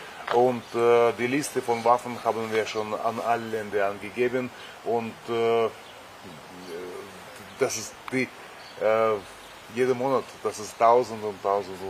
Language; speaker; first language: German; non-native, fluent; Russian